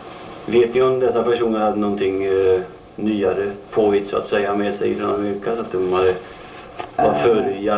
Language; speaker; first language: Swedish; native; Swedish